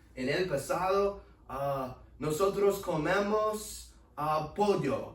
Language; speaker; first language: Spanish; non-native, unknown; English